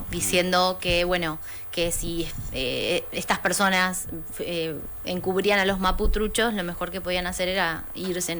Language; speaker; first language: Spanish; native; Spanish